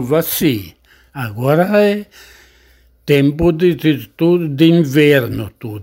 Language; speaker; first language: Portuguese; non-native, learner; Arabic